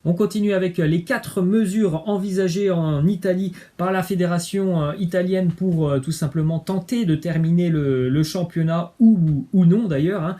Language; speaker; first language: French; native; French